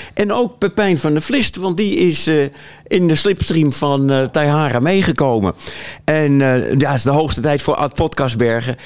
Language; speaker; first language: Dutch; native; Dutch